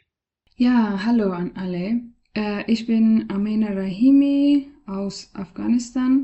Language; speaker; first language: German; non-native, fluent; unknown